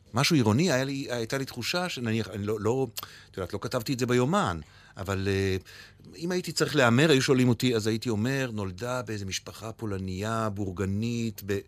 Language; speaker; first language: Hebrew; native; Hebrew